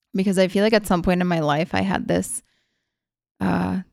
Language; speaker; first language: English; early bilingual, other home language; Hungarian